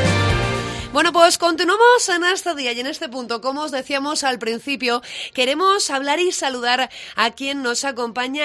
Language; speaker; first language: Spanish; native; Spanish